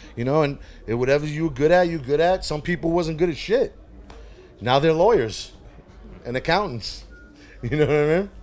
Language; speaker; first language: English; native; English